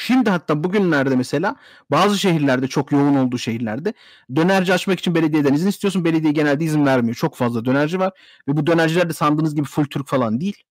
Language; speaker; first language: Turkish; early bilingual, heritage; Turkish